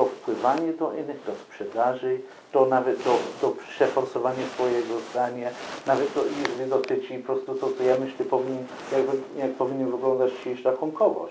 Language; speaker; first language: Polish; non-native, fluent; English